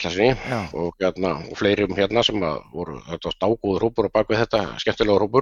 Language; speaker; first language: Icelandic; native; Icelandic